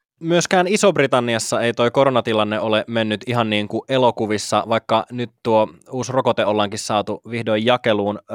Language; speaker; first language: Finnish; native; Finnish